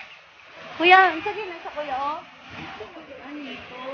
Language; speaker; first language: Filipino; non-native, local second language; Cebuano